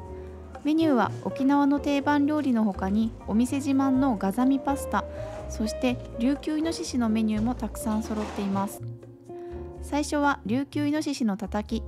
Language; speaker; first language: Japanese; native; Japanese